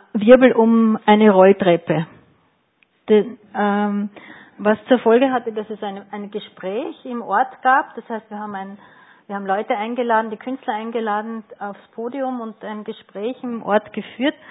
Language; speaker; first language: German; native; German